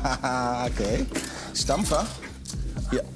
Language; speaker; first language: German; native; German